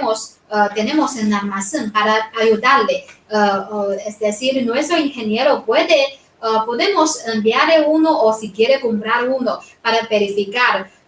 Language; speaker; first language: Spanish; non-native, fluent; Chinese